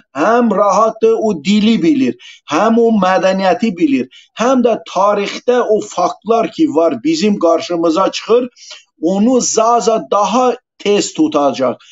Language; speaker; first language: Azerbaijani; non-native, local second language; Talysh